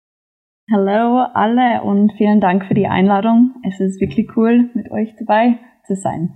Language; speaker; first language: German; non-native, fluent; English